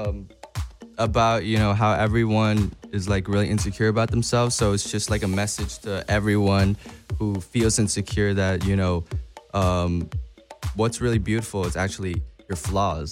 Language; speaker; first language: English; non-native, local second language; Cantonese